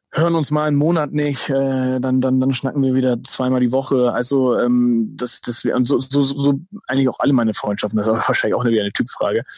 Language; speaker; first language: German; native; German